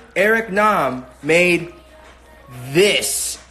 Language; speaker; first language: English; early bilingual, other home language; Korean